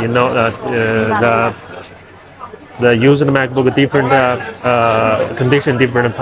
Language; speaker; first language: English; non-native, learner; Chinese